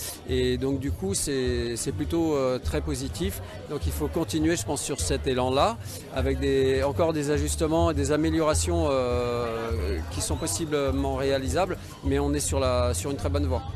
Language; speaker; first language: French; native; French